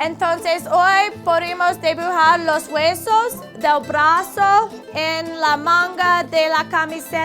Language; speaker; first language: Spanish; non-native, fluent; English